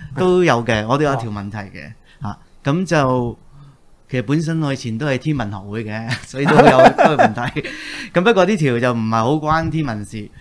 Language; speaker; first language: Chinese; non-native, local second language; Cantonese